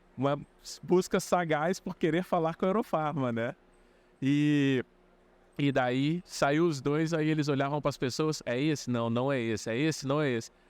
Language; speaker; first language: Portuguese; native; Portuguese